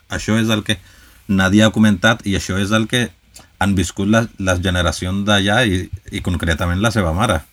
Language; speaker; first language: Catalan; early bilingual, other home language; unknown